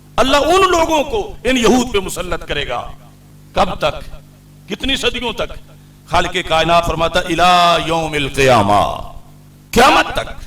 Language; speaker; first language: Urdu; non-native, local second language; Punjabi